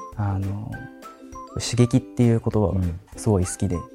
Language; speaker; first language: Japanese; native; Japanese